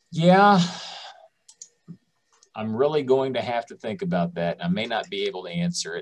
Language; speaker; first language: English; native; English